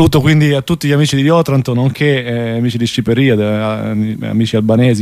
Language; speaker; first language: Italian; native; Italian